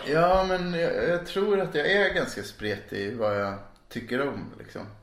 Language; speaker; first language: Swedish; native; Swedish